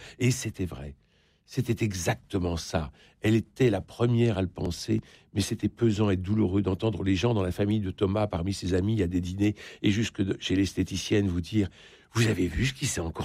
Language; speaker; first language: French; native; French